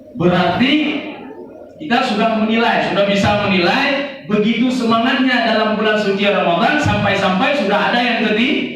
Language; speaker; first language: Indonesian; non-native, local second language; Achinese